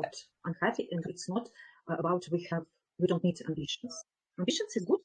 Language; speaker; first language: English; non-native, learner; Russian